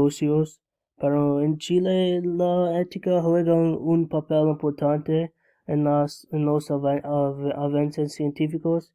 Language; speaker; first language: Spanish; non-native, learner; English